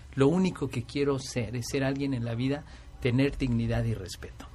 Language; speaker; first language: Spanish; native; Spanish